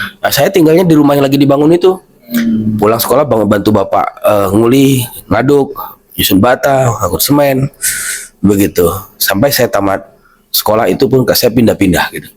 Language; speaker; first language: Indonesian; native; Indonesian